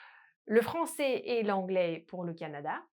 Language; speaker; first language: French; non-native, fluent; English